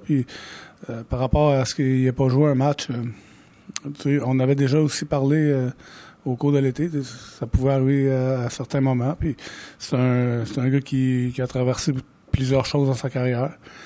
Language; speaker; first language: French; native; French